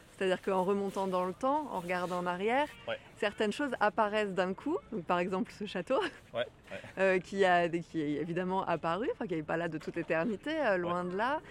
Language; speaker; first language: French; native; French